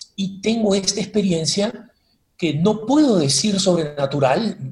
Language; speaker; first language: Spanish; native; Spanish